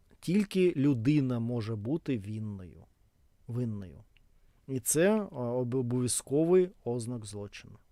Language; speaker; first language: Ukrainian; non-native, local second language; Russian